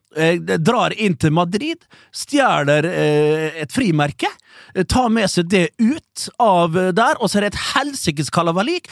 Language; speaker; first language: Norwegian; early bilingual, other home language; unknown